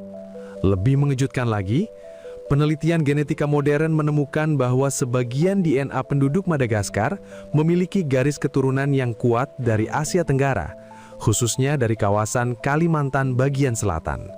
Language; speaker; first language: Indonesian; native; Indonesian